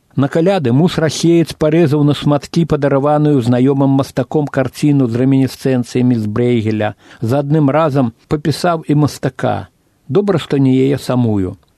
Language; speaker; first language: Belarusian; native; Belarusian